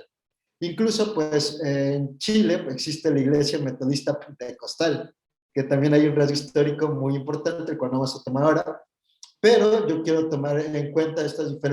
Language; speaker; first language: Spanish; native; Spanish